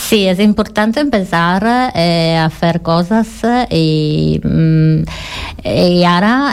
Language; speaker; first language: Catalan; non-native, learner; Italian